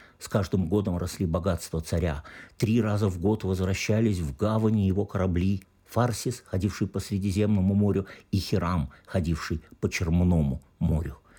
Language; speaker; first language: Russian; native; Russian